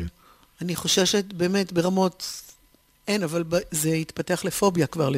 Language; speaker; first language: Hebrew; native; Hebrew